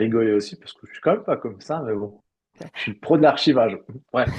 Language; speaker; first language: French; native; French